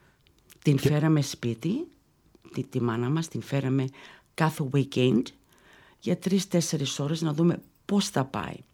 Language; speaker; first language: Greek; early bilingual, heritage; Greek